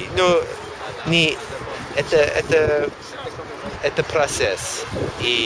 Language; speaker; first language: Russian; non-native, learner; English